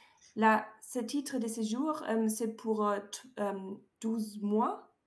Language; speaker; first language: French; non-native, learner; German